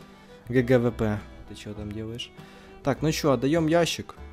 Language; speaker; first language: Russian; native; Russian